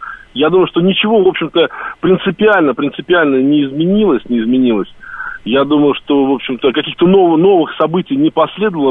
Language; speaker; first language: Russian; native; Russian